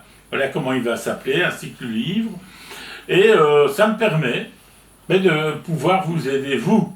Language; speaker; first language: French; native; French